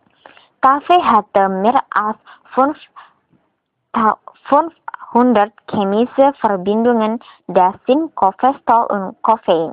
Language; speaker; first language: German; non-native, learner; Indonesian